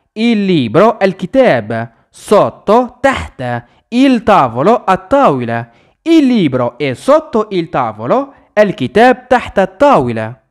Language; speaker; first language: Italian; non-native, fluent; Arabic